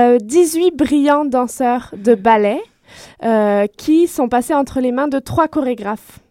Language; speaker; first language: French; native; French